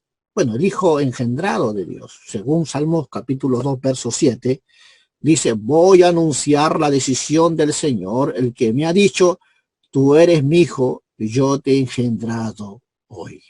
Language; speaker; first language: Spanish; native; Spanish